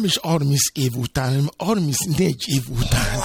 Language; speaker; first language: Hungarian; non-native, fluent; Yoruba